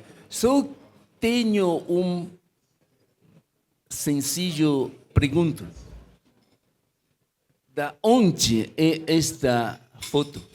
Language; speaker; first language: Portuguese; non-native, learner; Spanish